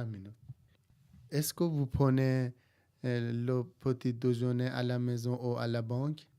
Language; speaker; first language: French; non-native, learner; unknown